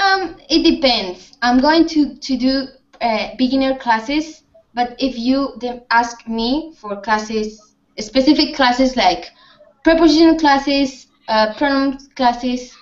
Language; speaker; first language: English; non-native, fluent; Spanish